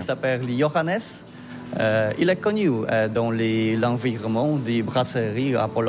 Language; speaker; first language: French; non-native, fluent; Polish